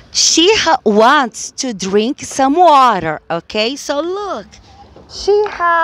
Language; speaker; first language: English; non-native, fluent; Portuguese